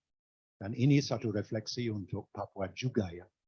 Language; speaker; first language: Indonesian; non-native, fluent; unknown